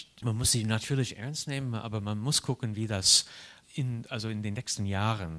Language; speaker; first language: German; non-native, fluent; English